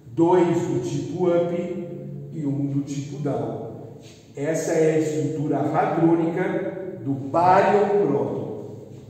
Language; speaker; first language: Portuguese; native; Portuguese